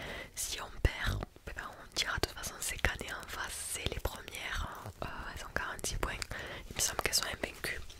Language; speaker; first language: French; native; French